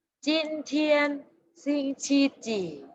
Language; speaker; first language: Chinese; non-native, fluent; Thai